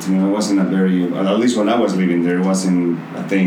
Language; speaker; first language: English; non-native, fluent; Spanish